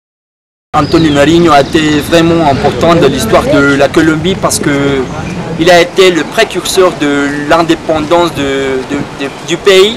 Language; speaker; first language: French; non-native, fluent; Spanish